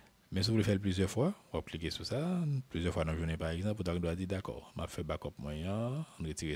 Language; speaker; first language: French; non-native, local second language; Haitian Creole